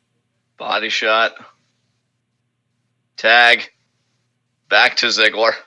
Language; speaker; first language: English; native; English